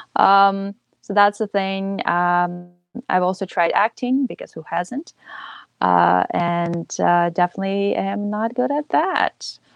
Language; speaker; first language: English; early bilingual, other home language; Ukrainian